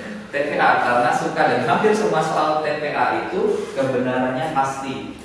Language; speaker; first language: Indonesian; native; Indonesian